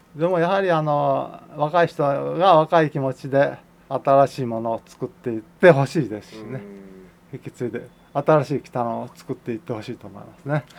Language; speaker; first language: Japanese; native; Japanese